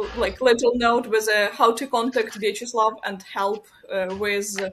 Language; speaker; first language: English; non-native, fluent; Ukrainian